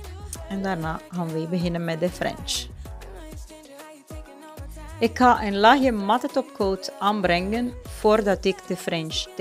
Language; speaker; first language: Dutch; non-native, fluent; Spanish